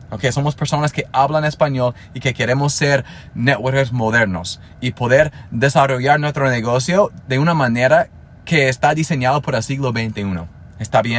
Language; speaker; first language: Spanish; non-native, fluent; English